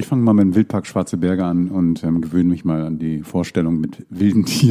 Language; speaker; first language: German; native; German